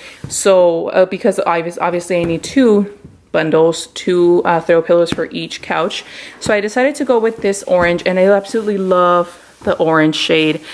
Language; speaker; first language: English; early bilingual, other home language; Spanish